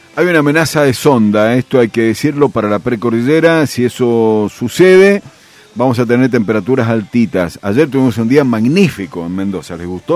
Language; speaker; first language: Spanish; native; Spanish